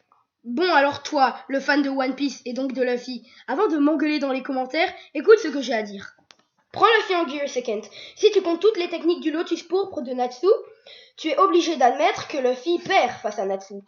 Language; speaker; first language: French; native; French